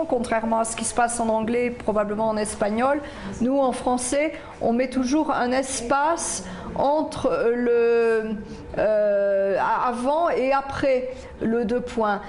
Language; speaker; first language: French; native; French